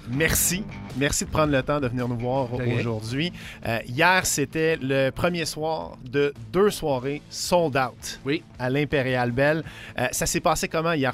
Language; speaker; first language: French; native; French